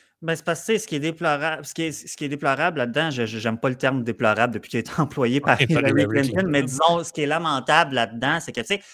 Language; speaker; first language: French; native; French